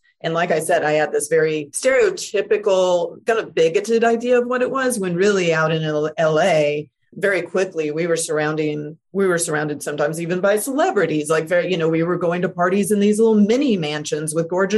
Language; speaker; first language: English; native; English